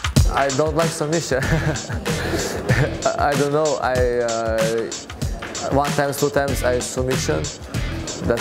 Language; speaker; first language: English; non-native, learner; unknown